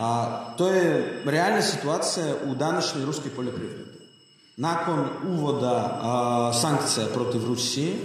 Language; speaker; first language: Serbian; non-native, learner; Russian